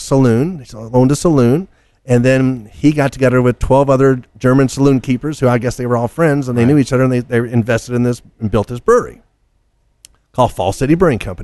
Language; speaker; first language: English; native; English